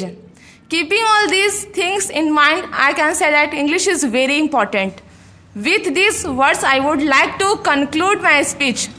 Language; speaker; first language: English; non-native, learner; Hindi